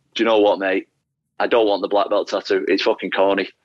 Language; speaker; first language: English; native; English